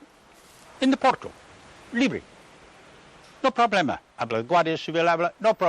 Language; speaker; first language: Spanish; non-native, learner; English